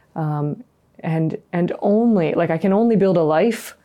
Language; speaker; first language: English; native; English